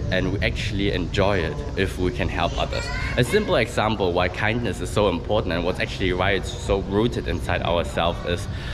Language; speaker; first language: English; non-native, fluent; German